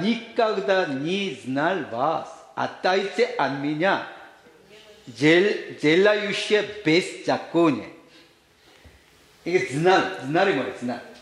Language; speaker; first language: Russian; non-native, learner; Korean